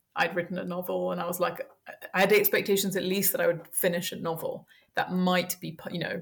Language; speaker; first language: English; early bilingual, heritage; French